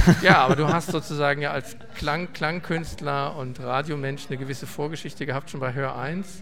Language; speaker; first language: German; native; German